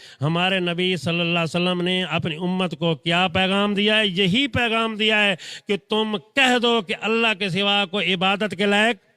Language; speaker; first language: Urdu; non-native, local second language; Saraiki